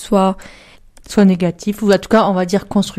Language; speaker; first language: French; native; French